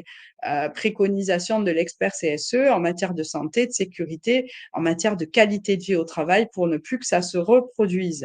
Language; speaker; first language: French; native; French